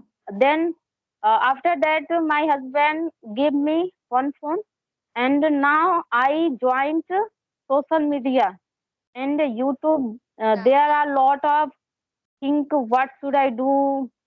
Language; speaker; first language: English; non-native, learner; Hindi